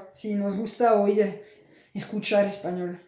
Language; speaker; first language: Spanish; non-native, learner; French